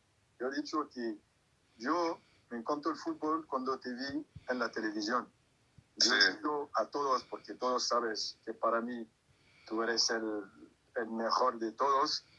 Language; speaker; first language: Spanish; non-native, fluent; French